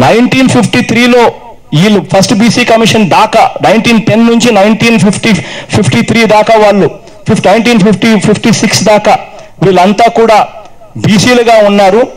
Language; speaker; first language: Telugu; native; Telugu